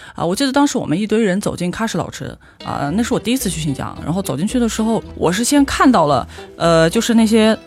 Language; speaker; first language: Chinese; native; Chinese